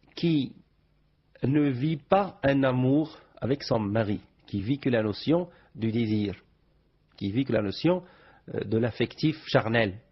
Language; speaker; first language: French; non-native, local second language; Arabic